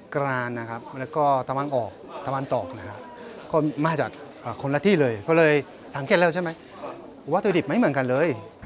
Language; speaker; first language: Thai; non-native, fluent; Japanese